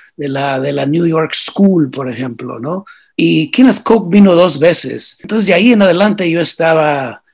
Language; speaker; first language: Spanish; early bilingual, heritage; Spanish